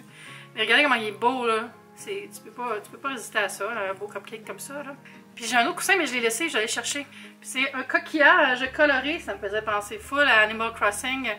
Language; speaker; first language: French; native; French